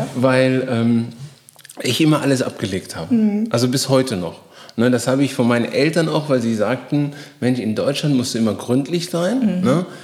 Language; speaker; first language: German; native; German